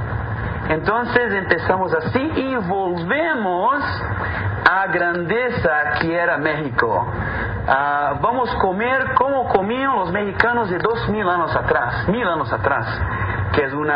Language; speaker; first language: Spanish; non-native, fluent; Portuguese